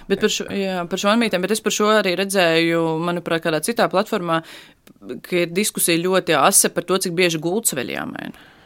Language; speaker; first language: Latvian; native; Latvian